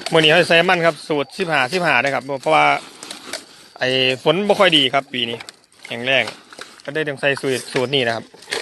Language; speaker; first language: Thai; non-native, local second language; Northeastern Thai